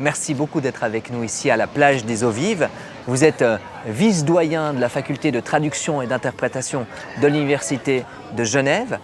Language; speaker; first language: French; native; French